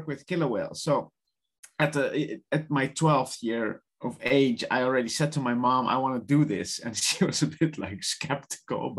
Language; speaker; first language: English; non-native, fluent; Dutch